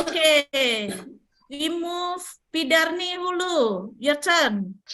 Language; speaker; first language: English; non-native, learner; Indonesian